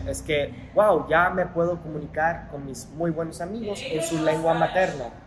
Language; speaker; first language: Spanish; non-native, fluent; English